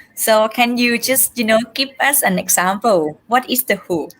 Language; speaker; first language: English; non-native, fluent; Thai